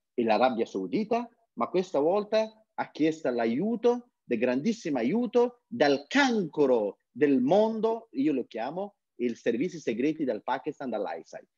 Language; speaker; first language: Italian; non-native, fluent; Persian